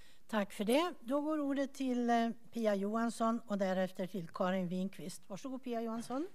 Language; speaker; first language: Swedish; native; Swedish